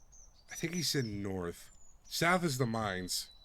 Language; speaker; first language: English; native; English